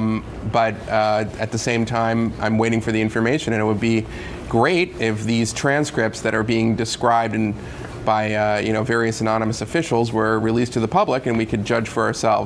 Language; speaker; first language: English; native; English